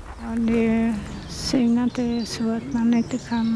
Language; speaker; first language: Swedish; non-native, fluent; Polish